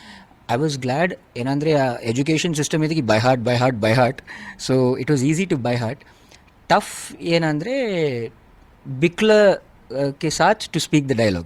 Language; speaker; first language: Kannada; non-native, learner; Malayalam